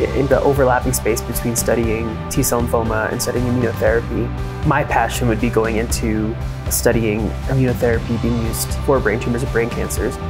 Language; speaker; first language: English; native; English